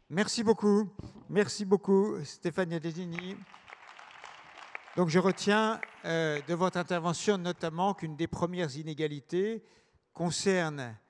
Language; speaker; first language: French; native; French